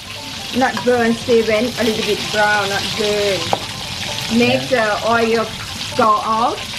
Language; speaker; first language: English; non-native, learner; Thai